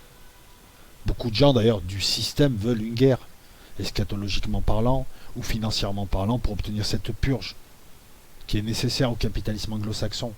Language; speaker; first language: French; native; French